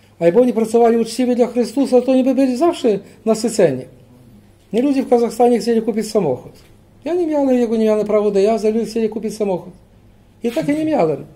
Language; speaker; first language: Polish; early bilingual, heritage; Polish